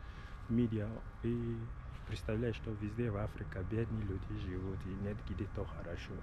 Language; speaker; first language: Russian; non-native, learner; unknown